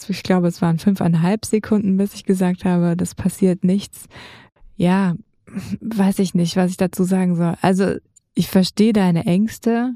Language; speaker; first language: German; native; German